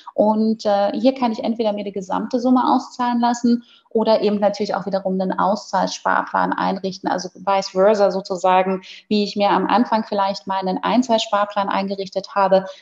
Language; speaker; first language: German; native; German